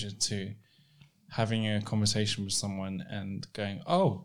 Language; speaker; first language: English; native; English